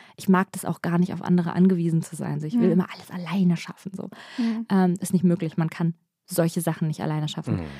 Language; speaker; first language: German; native; German